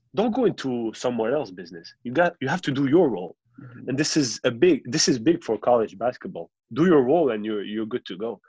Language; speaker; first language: English; non-native, local second language; French